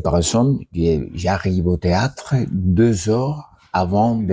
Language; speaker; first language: French; non-native, learner; Spanish